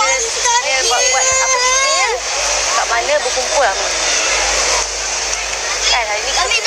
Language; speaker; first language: Indonesian; non-native, local second language; Malay